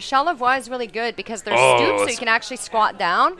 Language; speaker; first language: English; native; English